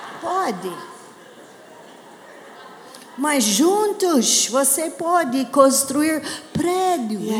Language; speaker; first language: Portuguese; non-native, learner; English